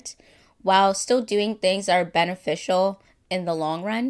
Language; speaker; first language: English; native; English